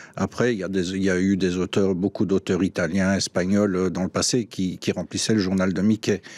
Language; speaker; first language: French; native; French